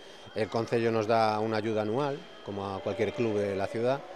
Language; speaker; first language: Spanish; native; Spanish